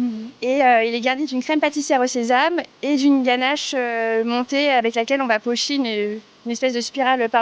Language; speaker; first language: French; native; French